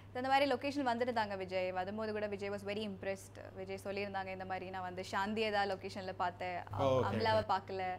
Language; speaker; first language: Tamil; non-native, local second language; Malayalam